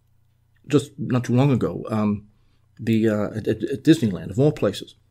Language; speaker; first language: English; native; English